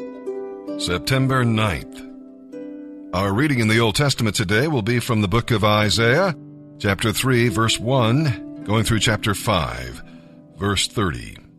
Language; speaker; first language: English; native; English